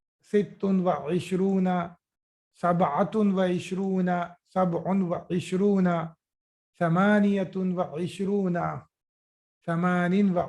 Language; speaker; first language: Arabic; non-native, fluent; Urdu